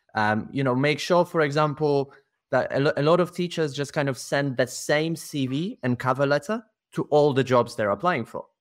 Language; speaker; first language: English; non-native, fluent; Polish